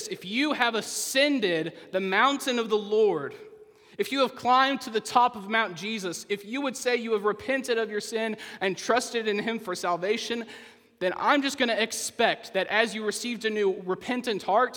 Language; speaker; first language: English; native; English